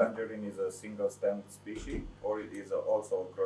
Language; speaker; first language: English; non-native, fluent; Romanian